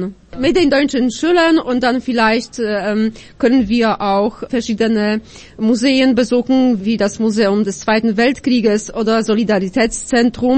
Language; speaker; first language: German; non-native, fluent; Polish